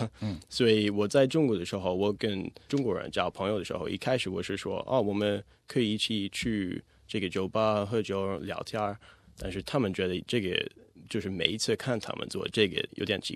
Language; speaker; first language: Chinese; non-native, fluent; English